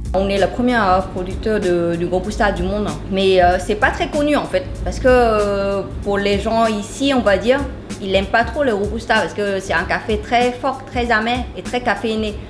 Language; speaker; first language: French; non-native, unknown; Vietnamese